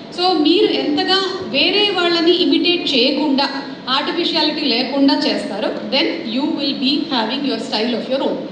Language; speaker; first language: Telugu; non-native, local second language; Malayalam